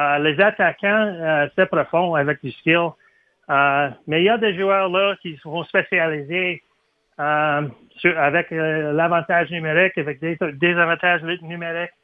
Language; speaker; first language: French; non-native, learner; English